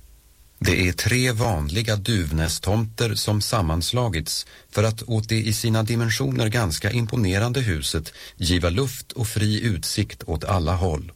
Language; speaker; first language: Swedish; native; Swedish